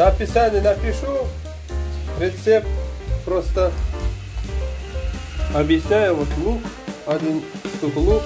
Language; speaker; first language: Russian; non-native, local second language; Uzbek